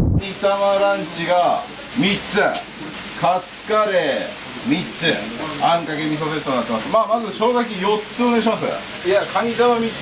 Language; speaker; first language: Japanese; native; Japanese